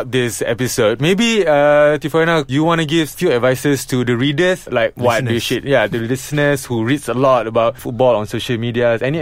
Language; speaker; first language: English; non-native, local second language; Malay